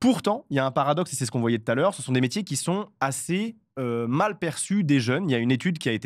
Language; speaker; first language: French; native; French